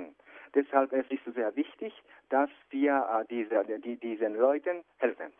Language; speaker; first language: German; non-native, fluent; Japanese